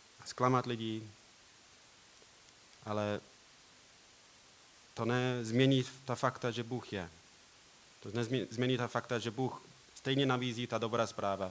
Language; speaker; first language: Czech; non-native, learner; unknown